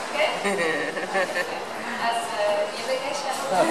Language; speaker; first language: Hebrew; non-native, learner; French